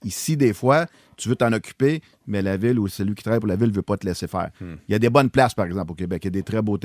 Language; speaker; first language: French; native; French